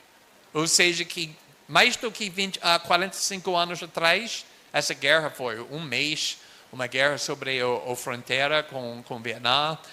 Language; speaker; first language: Portuguese; non-native, fluent; English